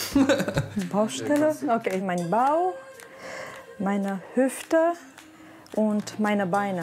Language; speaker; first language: German; non-native, learner; Romanian